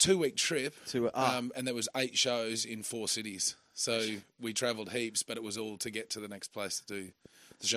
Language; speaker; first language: English; native; English